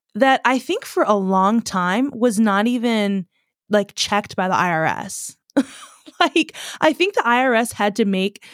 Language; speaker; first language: English; native; English